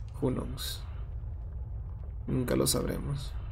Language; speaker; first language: Spanish; native; Spanish